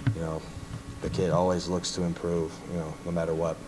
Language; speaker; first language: English; native; English